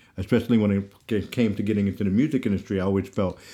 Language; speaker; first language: English; native; English